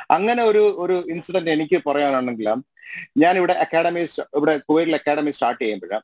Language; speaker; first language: Malayalam; native; Malayalam